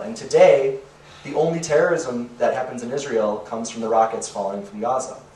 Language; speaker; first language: English; native; English